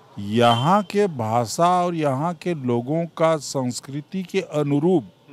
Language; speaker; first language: Hindi; native; Hindi